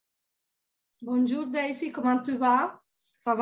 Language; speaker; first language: French; non-native, fluent; Spanish